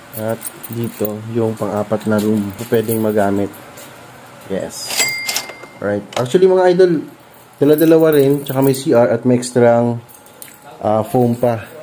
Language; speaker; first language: Filipino; native; Filipino